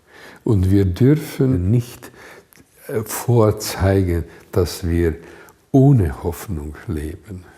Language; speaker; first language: German; non-native, fluent; Hungarian